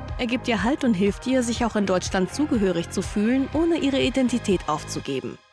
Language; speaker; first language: German; native; German